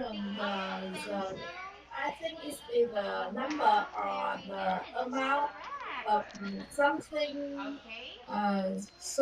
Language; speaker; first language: English; non-native, learner; Vietnamese